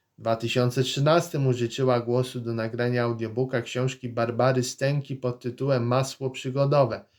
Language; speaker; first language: Polish; native; Polish